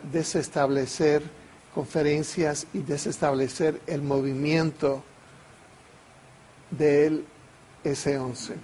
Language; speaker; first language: Spanish; non-native, fluent; English